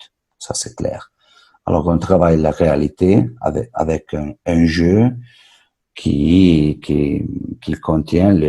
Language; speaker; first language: French; non-native, fluent; Italian